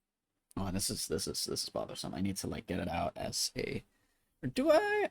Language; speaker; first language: English; native; English